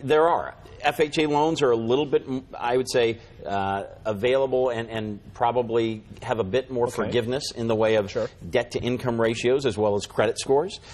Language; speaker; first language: English; native; English